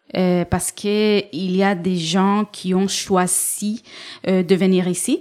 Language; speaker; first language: French; non-native, fluent; Spanish